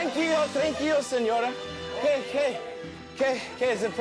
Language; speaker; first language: Spanish; non-native, learner; English